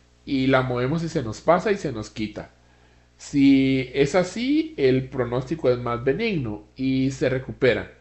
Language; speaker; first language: Spanish; native; Spanish